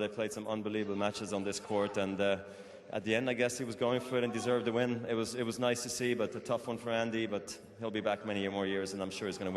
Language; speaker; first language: English; non-native, fluent; German